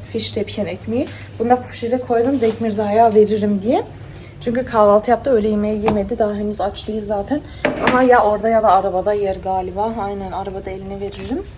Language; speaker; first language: Turkish; early bilingual, heritage; Turkish